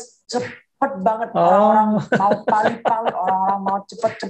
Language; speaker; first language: Indonesian; non-native, fluent; Korean